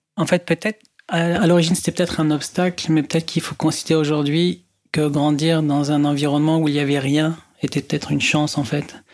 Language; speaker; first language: French; non-native, local second language; Arabic